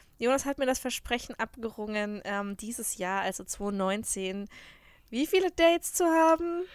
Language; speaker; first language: German; native; German